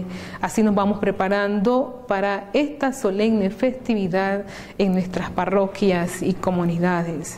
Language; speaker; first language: Spanish; native; Spanish